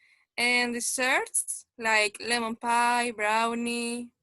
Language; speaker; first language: English; non-native, learner; Spanish